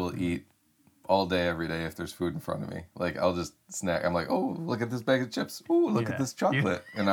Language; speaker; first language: English; native; English